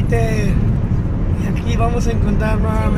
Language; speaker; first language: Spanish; native; Spanish